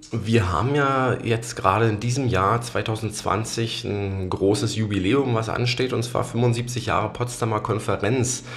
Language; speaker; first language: German; native; German